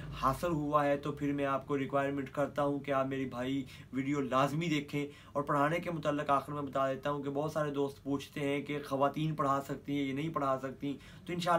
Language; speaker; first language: Urdu; non-native, local second language; Punjabi